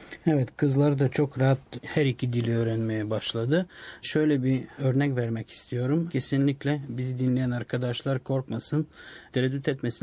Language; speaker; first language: Turkish; non-native, fluent; Bulgarian